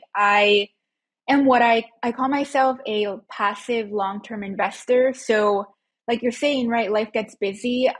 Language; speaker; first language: English; early bilingual, other home language; Spanish